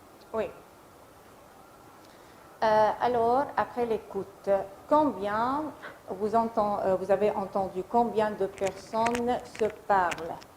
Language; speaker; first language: French; non-native, fluent; Arabic